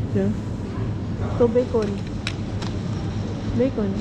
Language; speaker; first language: English; non-native, learner; Filipino